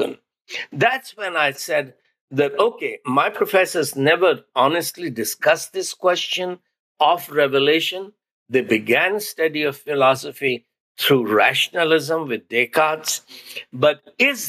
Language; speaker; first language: English; non-native, local second language; Hindi